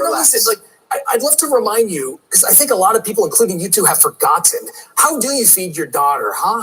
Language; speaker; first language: English; native; English